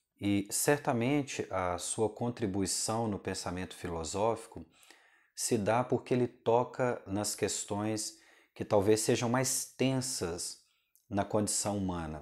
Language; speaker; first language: Portuguese; native; Portuguese